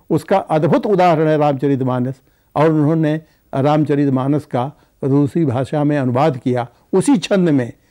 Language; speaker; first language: Hindi; native; Hindi